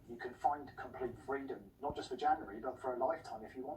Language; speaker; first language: English; native; English